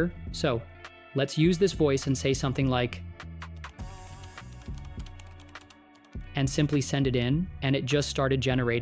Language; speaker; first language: English; native; English